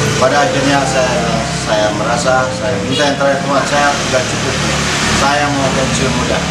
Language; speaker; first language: Indonesian; native; Indonesian